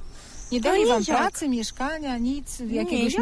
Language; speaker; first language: Ukrainian; non-native, learner; Polish